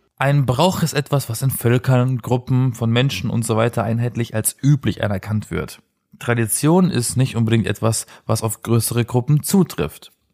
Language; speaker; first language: German; native; German